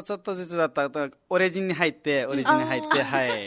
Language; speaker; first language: Japanese; non-native, fluent; Nepali